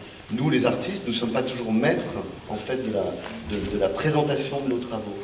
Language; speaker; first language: French; native; French